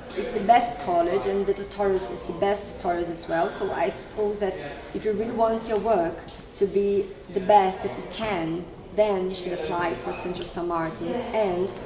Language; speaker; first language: English; non-native, fluent; Portuguese